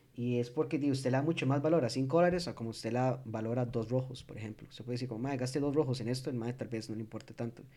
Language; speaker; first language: Spanish; early bilingual, heritage; English